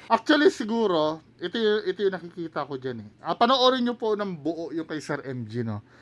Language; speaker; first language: Filipino; native; Filipino